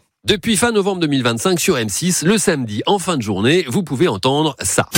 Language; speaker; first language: French; native; French